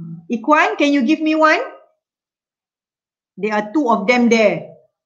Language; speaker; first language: English; non-native, local second language; Malay